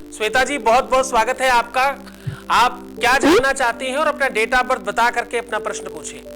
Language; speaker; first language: Hindi; native; Hindi